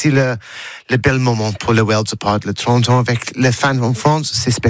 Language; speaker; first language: French; non-native, learner; English